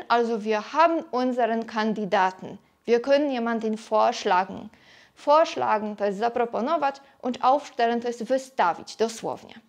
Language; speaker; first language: German; non-native, fluent; Polish